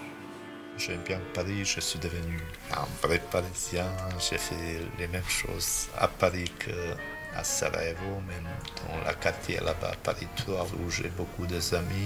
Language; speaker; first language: French; non-native, fluent; Bosnian